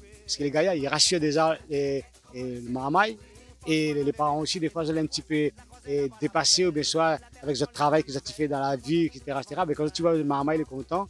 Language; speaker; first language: French; non-native, local second language; Réunion Creole French